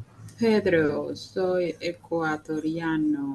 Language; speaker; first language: Spanish; non-native, learner; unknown